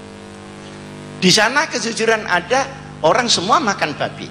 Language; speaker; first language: Indonesian; non-native, local second language; Javanese